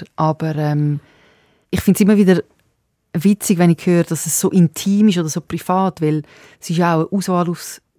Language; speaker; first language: German; early bilingual, other home language; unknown